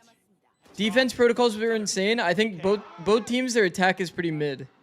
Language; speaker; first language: English; native; English